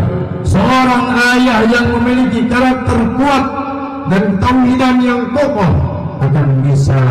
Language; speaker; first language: Indonesian; native; Indonesian